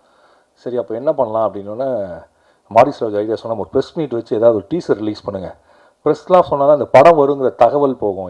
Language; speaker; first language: Tamil; native; Tamil